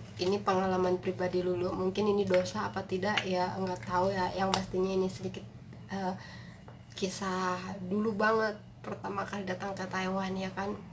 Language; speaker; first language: Indonesian; non-native, local second language; Sundanese